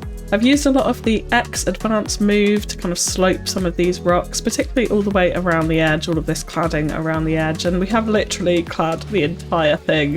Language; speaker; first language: English; native; English